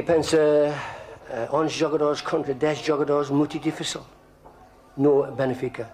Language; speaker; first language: Portuguese; non-native, learner; English